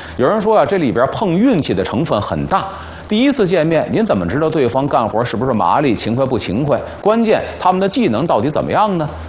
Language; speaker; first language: Chinese; native; Chinese